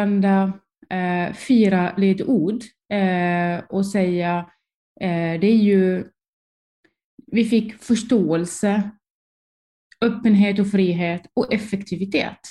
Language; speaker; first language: Swedish; non-native, fluent; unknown